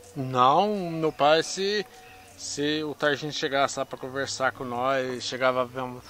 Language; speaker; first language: Portuguese; native; Portuguese